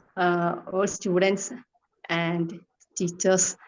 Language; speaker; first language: English; non-native, local second language; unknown